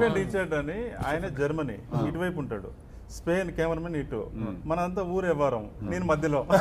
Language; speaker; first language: Telugu; native; Telugu